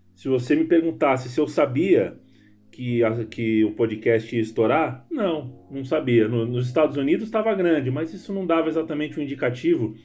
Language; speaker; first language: Portuguese; native; Portuguese